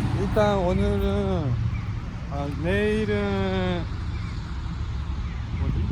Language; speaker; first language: Korean; non-native, fluent; Japanese